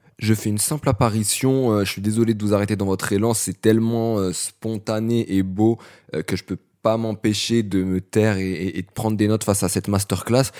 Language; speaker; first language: French; native; French